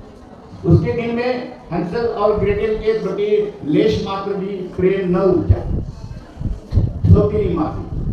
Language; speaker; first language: Hindi; non-native, local second language; Marathi